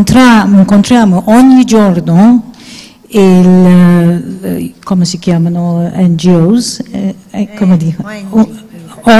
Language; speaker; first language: Italian; non-native, fluent; Maltese